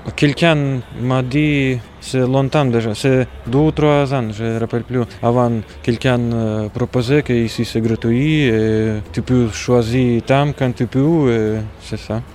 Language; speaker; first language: French; non-native, learner; Latvian